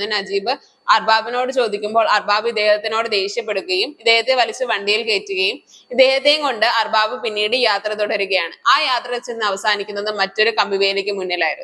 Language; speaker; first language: Malayalam; native; Malayalam